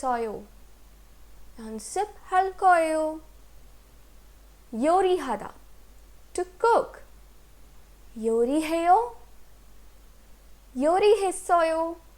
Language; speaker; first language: Korean; non-native, fluent; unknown